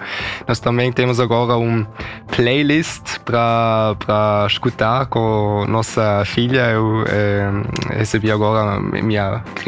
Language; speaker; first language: Portuguese; early bilingual, heritage; German